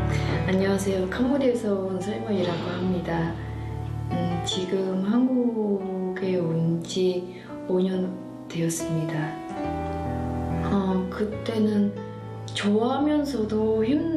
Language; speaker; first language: Korean; non-native, fluent; Khmer